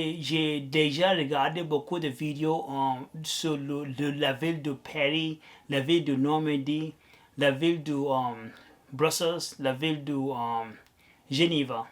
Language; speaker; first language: French; non-native, learner; Arabic